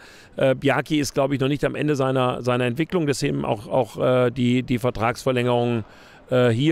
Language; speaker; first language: German; native; German